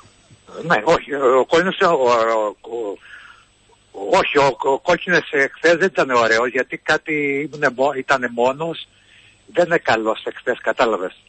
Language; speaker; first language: Greek; non-native, learner; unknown